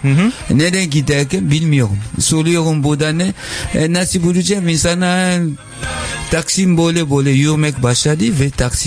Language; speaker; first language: Turkish; non-native, learner; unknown